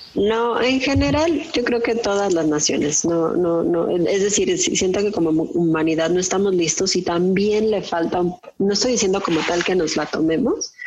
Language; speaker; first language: Spanish; native; Spanish